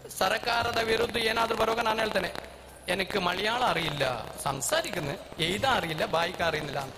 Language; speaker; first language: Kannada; native; Kannada